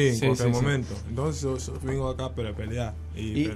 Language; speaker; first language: Spanish; non-native, learner; English